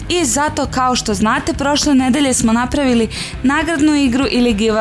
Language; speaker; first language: Serbian; native; Serbian